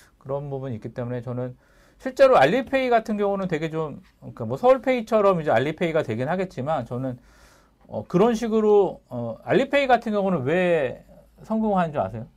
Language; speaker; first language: Korean; native; Korean